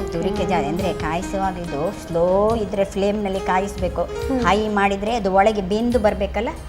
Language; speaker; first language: Kannada; non-native, local second language; Konkani